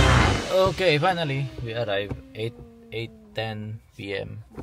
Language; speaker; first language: English; non-native, local second language; Filipino